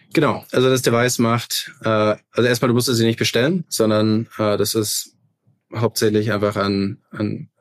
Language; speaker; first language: German; native; German